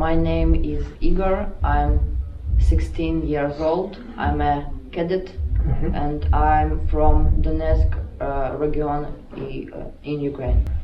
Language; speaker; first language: English; non-native, learner; Russian